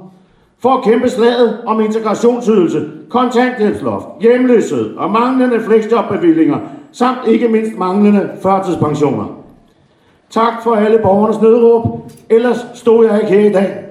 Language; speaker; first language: Danish; native; Danish